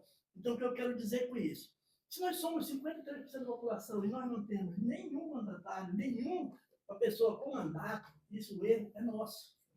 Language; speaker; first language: Portuguese; native; Portuguese